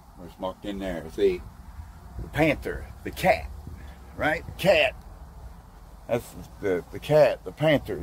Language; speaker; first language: English; native; English